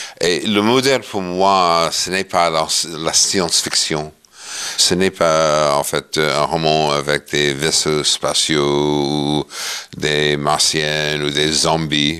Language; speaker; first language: French; non-native, fluent; English